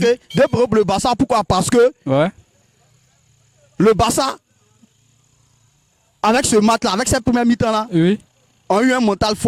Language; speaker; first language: French; non-native, local second language; Wolof